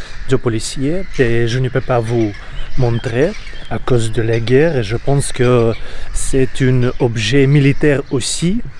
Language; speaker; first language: French; non-native, learner; Russian